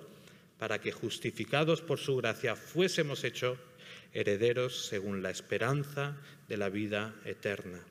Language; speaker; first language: Spanish; native; Spanish